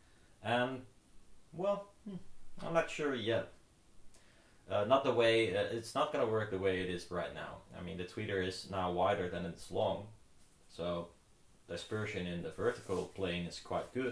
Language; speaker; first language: English; non-native, fluent; Dutch